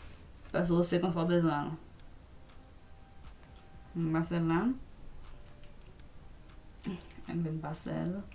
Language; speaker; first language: Haitian Creole; early bilingual, heritage; Haitian Creole